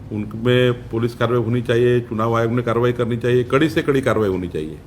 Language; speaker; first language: Hindi; non-native, local second language; Marathi